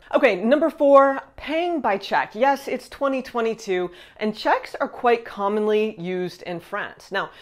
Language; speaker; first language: English; native; English